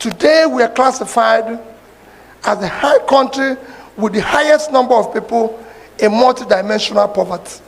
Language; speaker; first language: English; non-native, local second language; Igbo